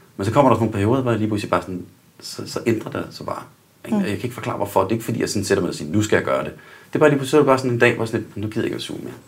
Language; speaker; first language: Danish; native; Danish